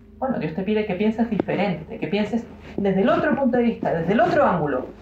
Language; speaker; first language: Spanish; native; Spanish